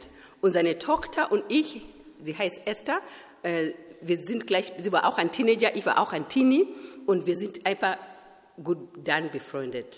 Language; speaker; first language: German; non-native, fluent; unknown